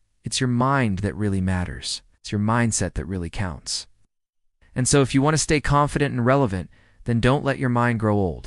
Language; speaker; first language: English; native; English